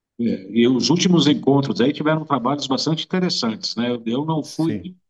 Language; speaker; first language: Portuguese; native; Portuguese